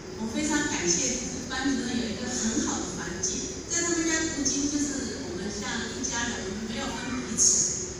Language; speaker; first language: Chinese; native; Chinese